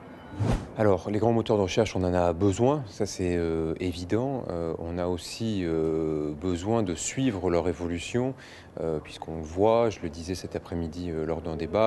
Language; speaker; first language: French; native; French